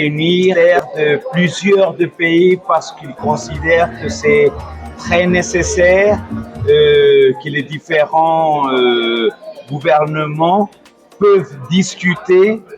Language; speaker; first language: French; non-native, fluent; Spanish